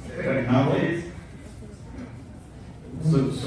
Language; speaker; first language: French; non-native, learner; Japanese